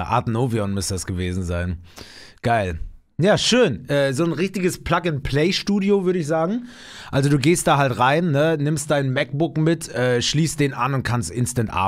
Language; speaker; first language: German; native; German